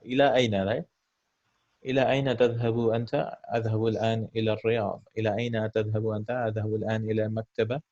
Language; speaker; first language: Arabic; non-native, fluent; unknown